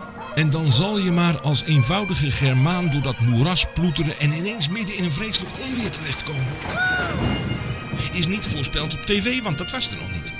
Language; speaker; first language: Dutch; native; Dutch